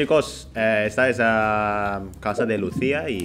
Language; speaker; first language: Spanish; non-native, fluent; Indonesian